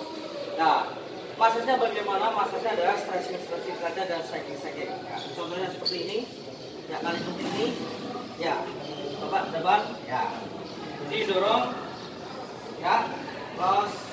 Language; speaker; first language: Indonesian; native; Indonesian